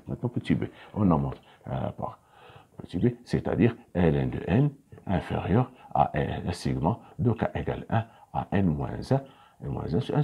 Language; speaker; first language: French; non-native, local second language; Arabic